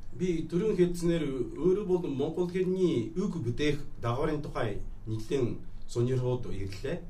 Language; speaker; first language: Mongolian; non-native, fluent; Japanese